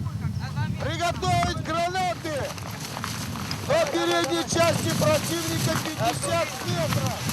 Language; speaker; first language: Russian; native; Russian